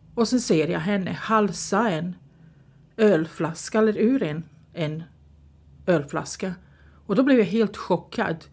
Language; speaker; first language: Swedish; non-native, fluent; Bosnian